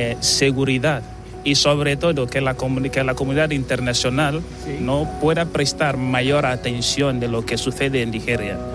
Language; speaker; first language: Spanish; non-native, fluent; Igbo